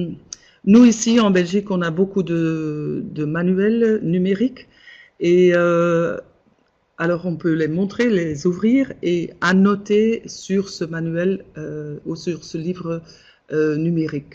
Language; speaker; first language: French; non-native, local second language; Dutch